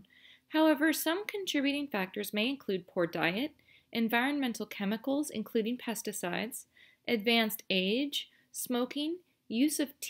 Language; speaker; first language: English; native; English